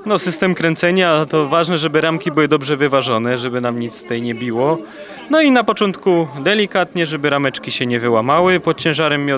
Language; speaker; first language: Polish; native; Polish